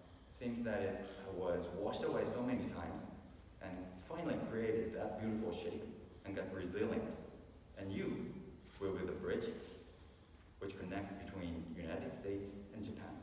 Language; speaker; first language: English; early bilingual, other home language; Japanese